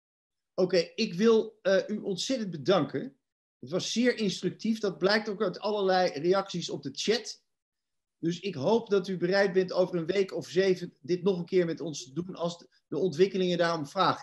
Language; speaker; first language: Dutch; native; Dutch